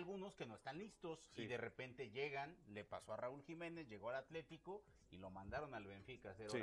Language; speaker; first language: Spanish; native; Spanish